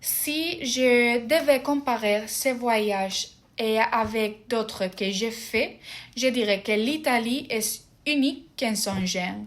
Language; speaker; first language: French; non-native, fluent; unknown